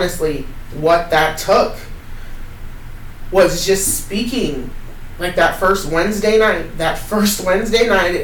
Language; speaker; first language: English; native; English